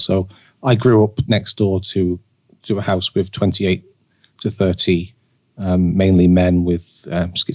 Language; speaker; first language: English; native; English